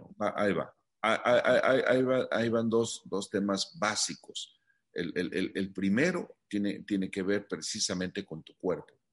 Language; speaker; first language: Spanish; native; Spanish